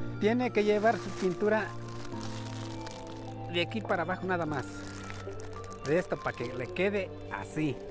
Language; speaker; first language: Spanish; native; Spanish